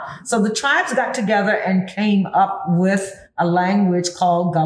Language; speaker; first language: English; early bilingual, other home language; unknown